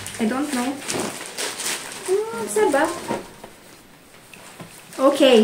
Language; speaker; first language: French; non-native, learner; Filipino